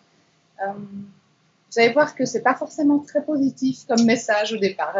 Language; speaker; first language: French; native; French